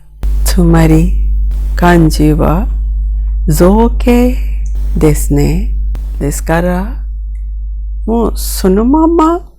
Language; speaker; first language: Japanese; non-native, fluent; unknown